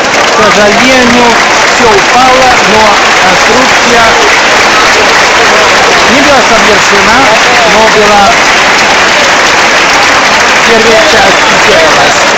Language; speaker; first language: Russian; non-native, fluent; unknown